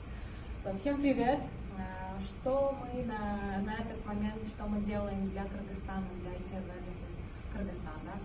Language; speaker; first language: Russian; non-native, local second language; Kyrgyz